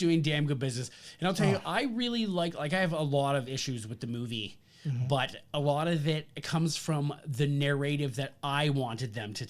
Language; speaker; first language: English; native; English